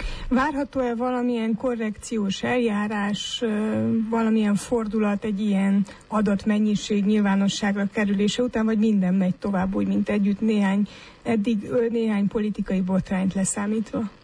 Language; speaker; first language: Hungarian; native; Hungarian